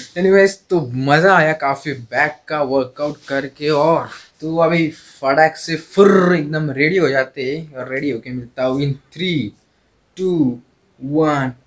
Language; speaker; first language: Hindi; non-native, local second language; Marathi